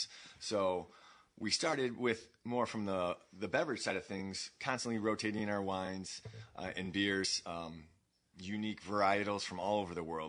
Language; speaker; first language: English; native; English